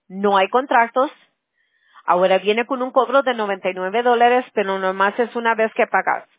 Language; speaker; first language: Spanish; early bilingual, other home language; English